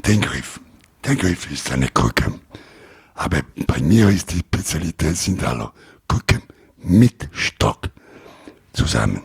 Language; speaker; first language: German; non-native, learner; Italian